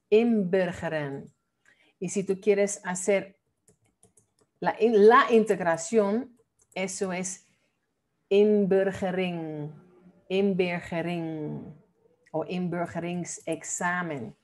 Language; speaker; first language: Spanish; non-native, fluent; Dutch